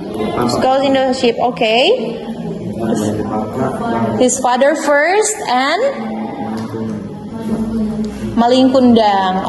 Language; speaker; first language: English; non-native, fluent; Indonesian